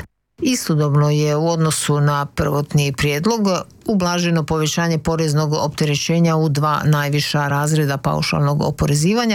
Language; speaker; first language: Croatian; native; Croatian